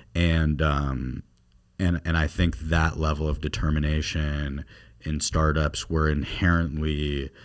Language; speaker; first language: English; native; English